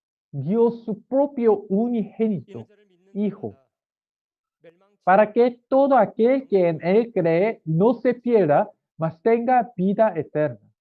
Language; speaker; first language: Spanish; non-native, learner; Korean